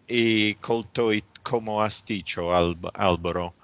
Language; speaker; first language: Spanish; non-native, learner; English